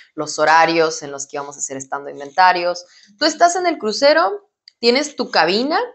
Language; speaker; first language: Spanish; native; Spanish